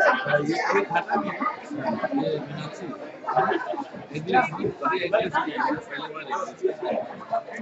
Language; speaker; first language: Hindi; non-native, local second language; Bangla